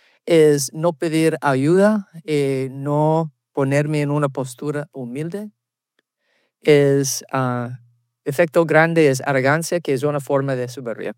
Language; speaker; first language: Spanish; early bilingual, heritage; Spanish